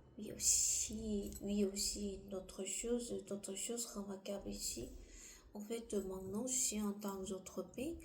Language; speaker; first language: French; non-native, learner; Korean